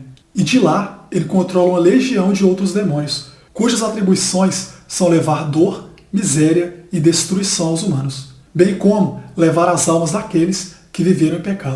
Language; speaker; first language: Portuguese; native; Portuguese